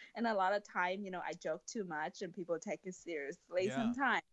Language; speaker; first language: English; non-native, fluent; Vietnamese